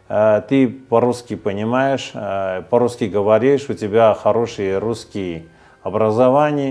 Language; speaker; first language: Russian; non-native, fluent; Armenian